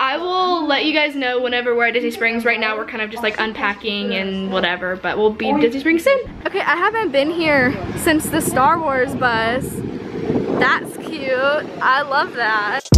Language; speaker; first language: English; native; English